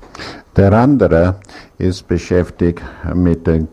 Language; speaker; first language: German; non-native, learner; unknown